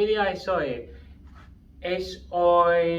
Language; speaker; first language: Spanish; non-native, fluent; English